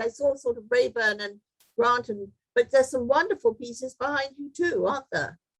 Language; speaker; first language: English; native; English